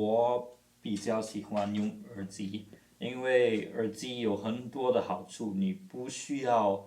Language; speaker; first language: Chinese; non-native, fluent; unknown